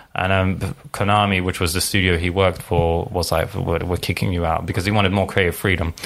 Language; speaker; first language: English; early bilingual, other home language; Arabic